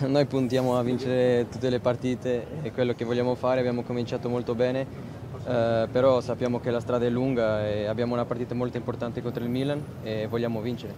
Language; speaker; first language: Italian; non-native, fluent; Portuguese